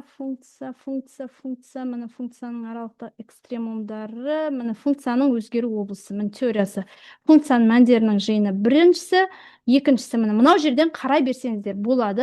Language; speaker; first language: Kazakh; native; Kazakh